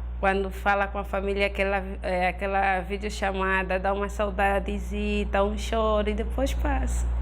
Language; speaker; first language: Portuguese; native; Portuguese